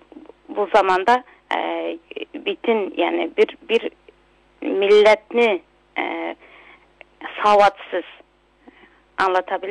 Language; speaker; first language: Turkish; non-native, local second language; Uyghur